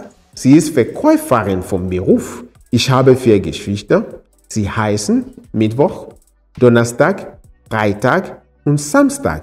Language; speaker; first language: German; non-native, fluent; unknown